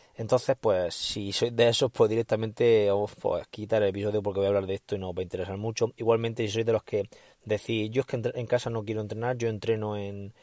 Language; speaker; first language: Spanish; native; Spanish